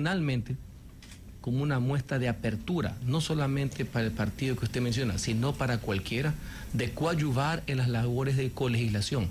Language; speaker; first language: Spanish; native; Spanish